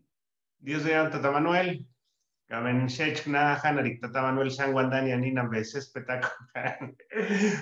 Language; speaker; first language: Spanish; native; Spanish